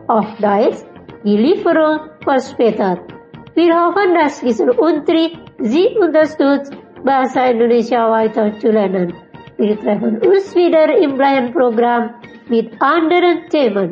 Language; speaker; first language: German; non-native, learner; Indonesian